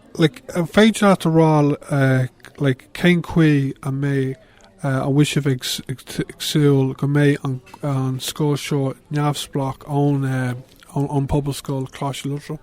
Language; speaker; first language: Irish; non-native, local second language; English